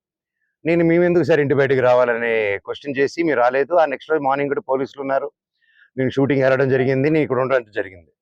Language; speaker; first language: Telugu; native; Telugu